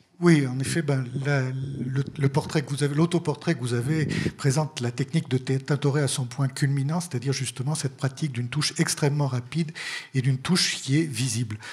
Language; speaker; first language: French; native; French